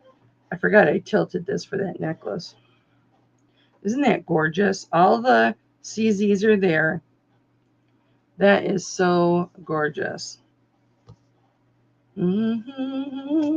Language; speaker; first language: English; native; English